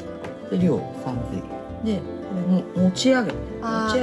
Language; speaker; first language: Japanese; native; Japanese